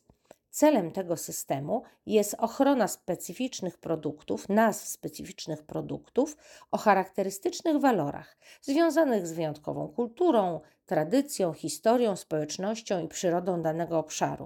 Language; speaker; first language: Polish; native; Polish